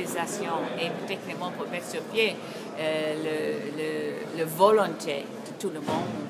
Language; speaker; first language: French; non-native, learner; English